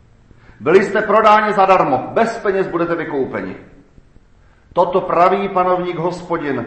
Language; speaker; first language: Czech; native; Czech